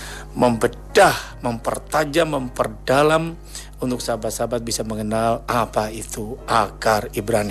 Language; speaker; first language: Indonesian; native; Indonesian